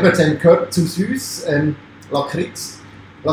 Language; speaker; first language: German; native; German